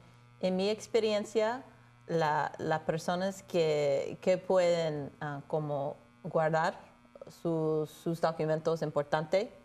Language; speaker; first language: Spanish; non-native, fluent; English